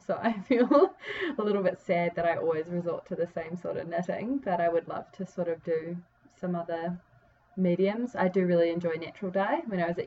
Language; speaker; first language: English; native; English